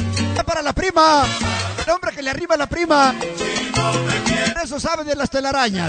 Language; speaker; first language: Spanish; native; Spanish